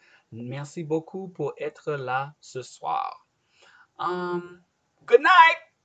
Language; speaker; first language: French; non-native, learner; English